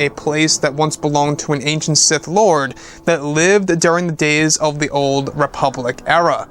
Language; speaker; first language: English; native; English